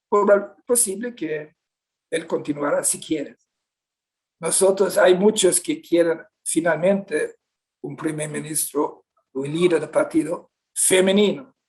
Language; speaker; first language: Spanish; non-native, fluent; Swedish